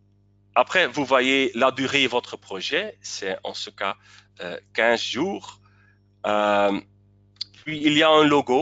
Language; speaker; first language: French; non-native, local second language; Dutch